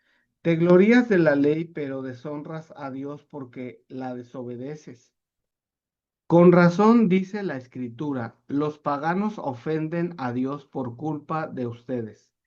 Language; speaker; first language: Spanish; native; Spanish